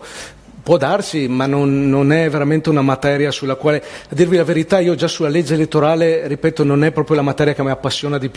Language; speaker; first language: Italian; native; Italian